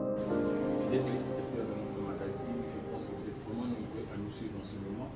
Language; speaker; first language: French; non-native, local second language; Lingala